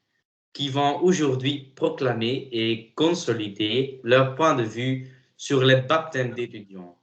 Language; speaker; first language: French; non-native, learner; Dutch